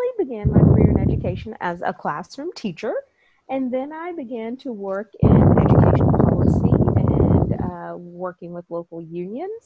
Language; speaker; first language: English; native; English